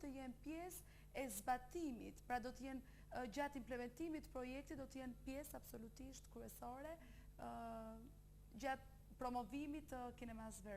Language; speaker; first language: Albanian; native; Albanian